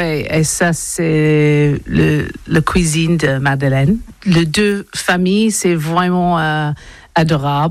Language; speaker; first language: French; non-native, learner; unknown